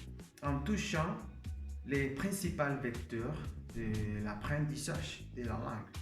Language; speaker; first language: French; non-native, learner; Spanish